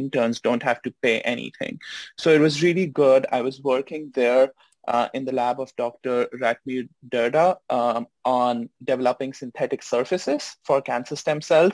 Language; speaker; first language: English; non-native, local second language; Hindi